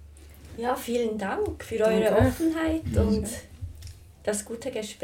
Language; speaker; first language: German; native; German